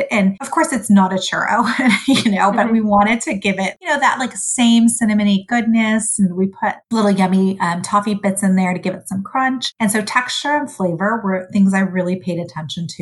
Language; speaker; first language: English; early bilingual, other home language; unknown